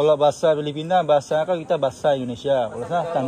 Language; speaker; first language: Indonesian; non-native, local second language; Achinese